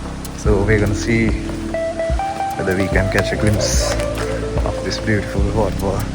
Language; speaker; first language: English; non-native, local second language; Sinhala